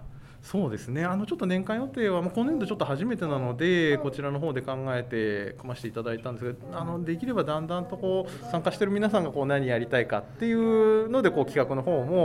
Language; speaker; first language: Japanese; native; Japanese